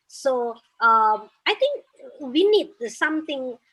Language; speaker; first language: English; non-native, fluent; Indonesian